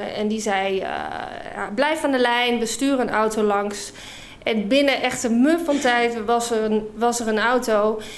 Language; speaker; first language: Dutch; non-native, fluent; English